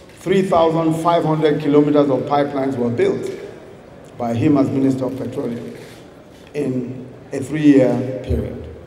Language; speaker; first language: English; non-native, local second language; Yoruba